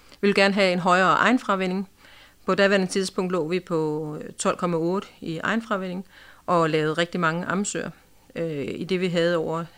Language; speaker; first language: Danish; native; Danish